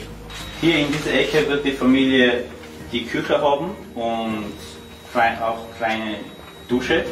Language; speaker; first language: German; non-native, learner; Armenian